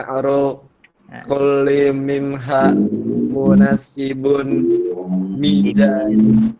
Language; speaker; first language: Arabic; non-native, learner; Indonesian